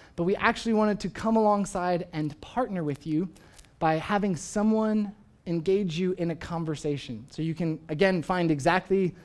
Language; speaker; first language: English; native; English